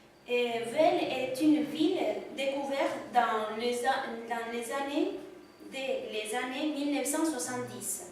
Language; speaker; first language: French; non-native, learner; Spanish